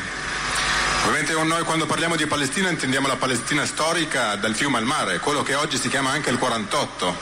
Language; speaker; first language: Italian; native; Italian